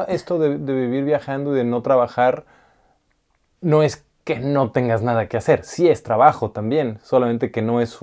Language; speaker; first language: Spanish; native; Spanish